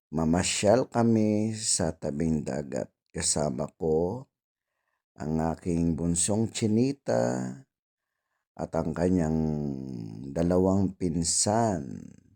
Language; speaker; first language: Filipino; native; Filipino